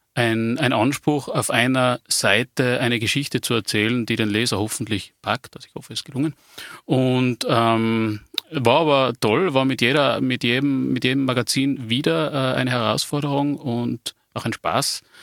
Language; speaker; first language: German; native; German